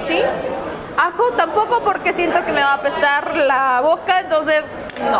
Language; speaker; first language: Spanish; early bilingual, other home language; Korean